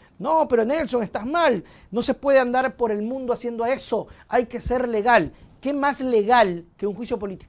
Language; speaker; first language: Spanish; native; Spanish